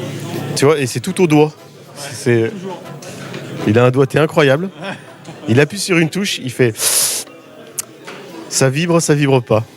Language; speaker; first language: French; native; French